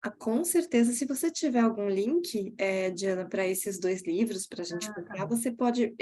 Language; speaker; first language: Portuguese; early bilingual, heritage; Portuguese